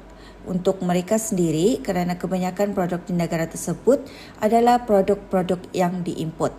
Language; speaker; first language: Malay; native; Malay